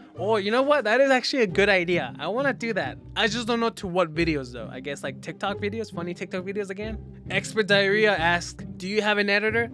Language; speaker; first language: English; native; English